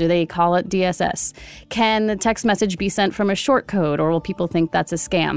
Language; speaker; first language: English; native; English